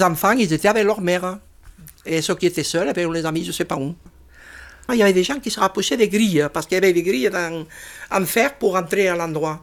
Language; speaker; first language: French; non-native, fluent; Spanish